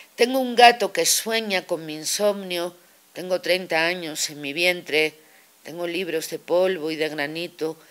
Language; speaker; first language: Spanish; native; Spanish